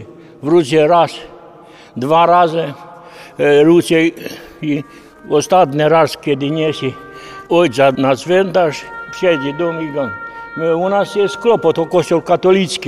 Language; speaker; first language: Polish; early bilingual, heritage; Polish